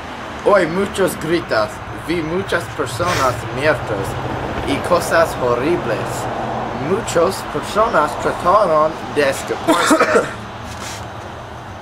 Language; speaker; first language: Spanish; non-native, learner; English